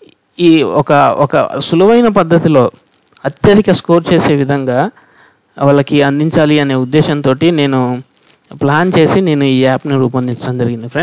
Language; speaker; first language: Telugu; native; Telugu